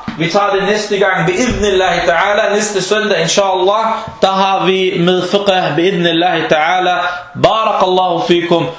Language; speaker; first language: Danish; early bilingual, other home language; Arabic